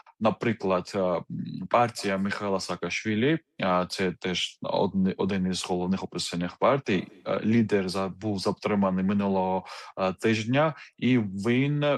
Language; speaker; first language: Ukrainian; non-native, fluent; Georgian